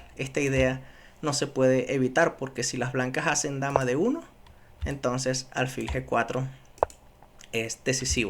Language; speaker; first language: Spanish; native; Spanish